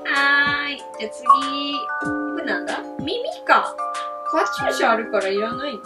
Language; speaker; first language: Japanese; native; Japanese